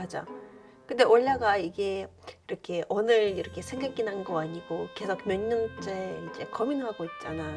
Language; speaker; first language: Korean; non-native, fluent; Ukrainian